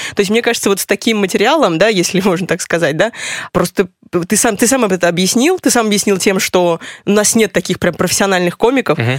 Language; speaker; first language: Russian; native; Russian